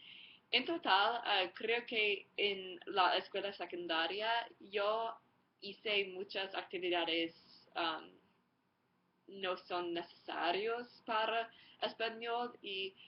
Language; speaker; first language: Spanish; non-native, learner; English